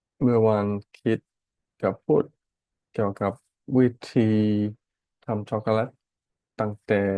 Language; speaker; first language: Thai; non-native, learner; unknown